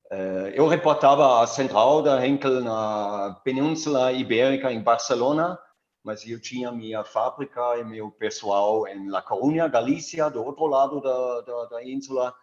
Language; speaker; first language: Portuguese; non-native, fluent; German